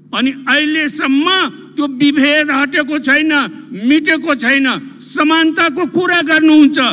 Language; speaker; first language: Nepali; non-native, local second language; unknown